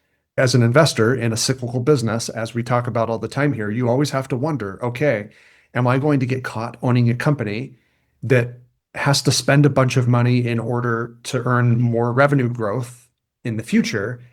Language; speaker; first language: English; native; English